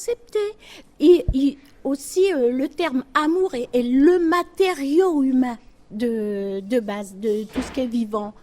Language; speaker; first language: French; native; French